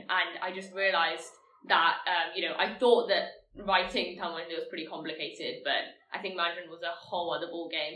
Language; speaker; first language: English; non-native, local second language; Tamil